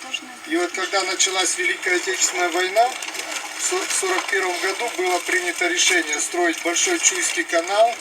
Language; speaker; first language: Russian; native; Russian